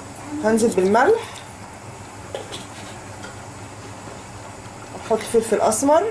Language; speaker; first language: Arabic; native; Arabic